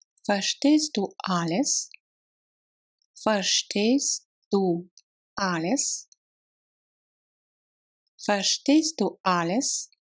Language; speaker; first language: German; non-native, fluent; Russian